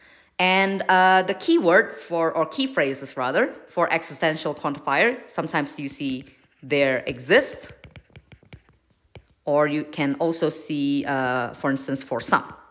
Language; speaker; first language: English; non-native, fluent; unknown